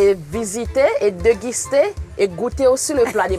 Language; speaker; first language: French; non-native, local second language; Seselwa Creole French